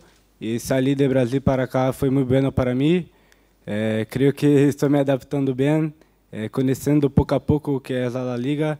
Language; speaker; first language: Spanish; non-native, fluent; Portuguese